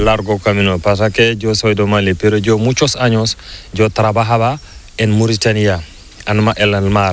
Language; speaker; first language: Spanish; non-native, learner; Fula